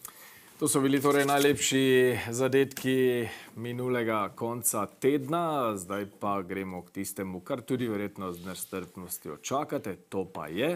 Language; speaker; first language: Slovenian; native; Slovenian